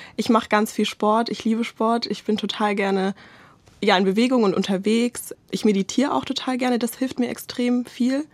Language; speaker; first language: German; native; German